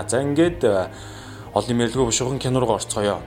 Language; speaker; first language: Mongolian; native; Mongolian